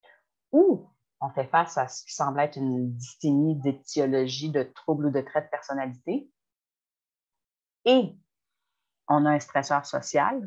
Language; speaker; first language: French; native; French